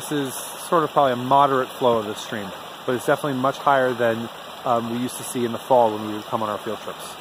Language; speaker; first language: English; native; English